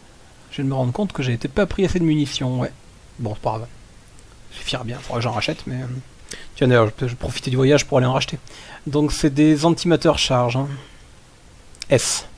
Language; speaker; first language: French; native; French